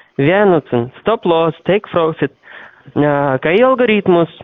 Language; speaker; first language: German; non-native, learner; Russian